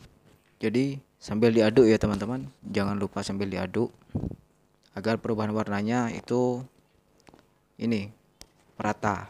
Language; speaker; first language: Indonesian; non-native, local second language; Madurese